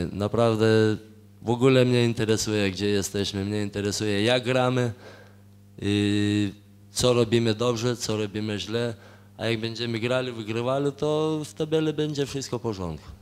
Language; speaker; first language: Polish; non-native, fluent; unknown